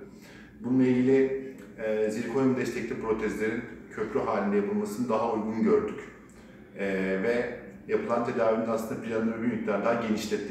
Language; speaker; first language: Turkish; native; Turkish